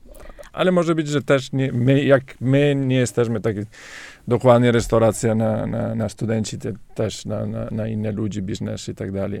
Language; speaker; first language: Polish; non-native, learner; Italian